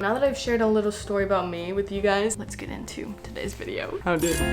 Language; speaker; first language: English; native; English